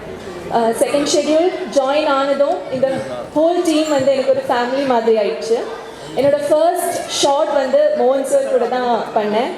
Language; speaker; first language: Tamil; non-native, fluent; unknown